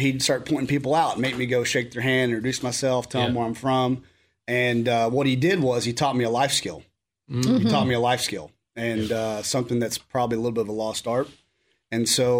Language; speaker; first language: English; native; English